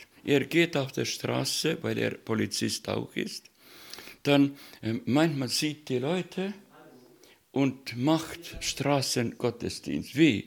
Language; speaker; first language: German; non-native, fluent; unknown